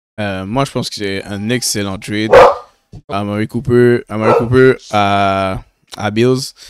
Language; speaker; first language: French; native; French